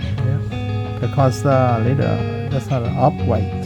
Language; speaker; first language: English; non-native, learner; Vietnamese